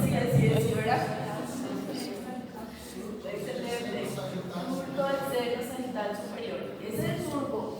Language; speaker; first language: Spanish; native; Spanish